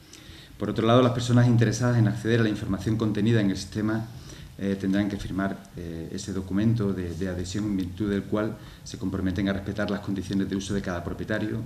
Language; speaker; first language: Spanish; native; Spanish